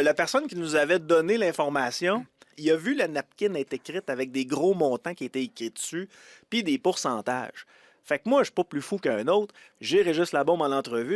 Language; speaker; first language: French; native; French